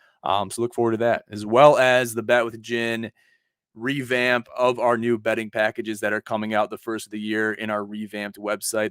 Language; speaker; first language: English; native; English